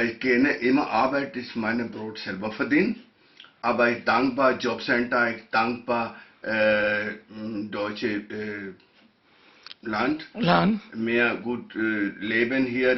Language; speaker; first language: German; non-native, learner; Urdu